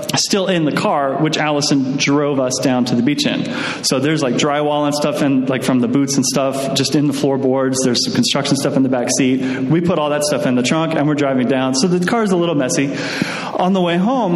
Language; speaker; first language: English; native; English